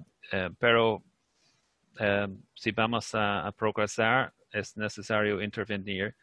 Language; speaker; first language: Spanish; non-native, fluent; English